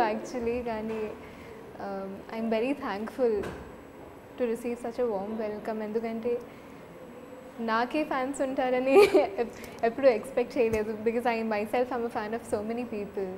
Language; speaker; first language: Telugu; non-native, learner; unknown